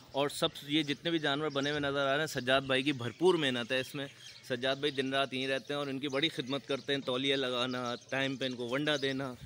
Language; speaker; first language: Urdu; native; Urdu